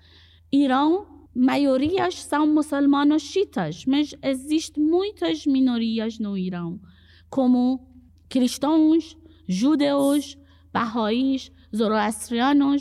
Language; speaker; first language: Portuguese; non-native, fluent; Persian